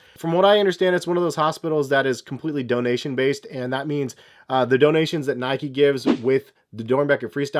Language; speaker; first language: English; native; English